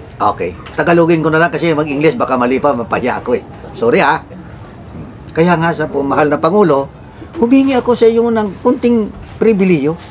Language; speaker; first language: Filipino; non-native, local second language; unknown